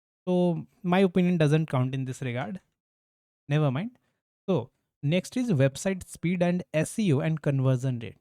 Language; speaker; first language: English; non-native, local second language; Hindi